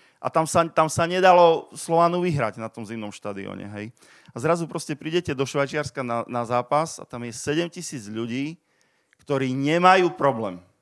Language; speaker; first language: Slovak; native; Slovak